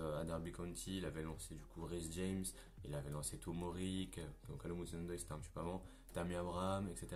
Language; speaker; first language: French; native; French